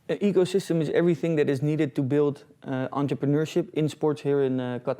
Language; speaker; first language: English; non-native, fluent; Dutch